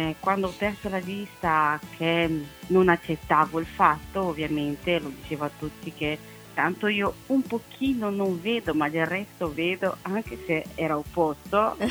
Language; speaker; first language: Italian; non-native, fluent; Romanian